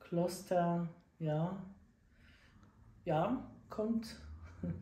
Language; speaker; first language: German; non-native, fluent; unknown